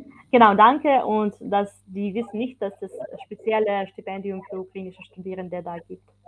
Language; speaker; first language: German; non-native, fluent; Ukrainian